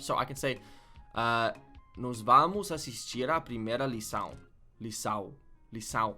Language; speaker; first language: Portuguese; non-native, learner; English